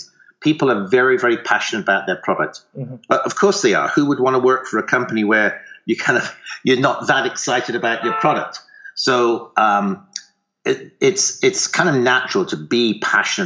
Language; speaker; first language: English; native; English